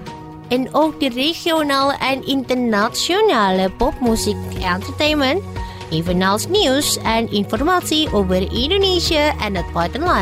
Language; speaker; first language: Dutch; non-native, fluent; Indonesian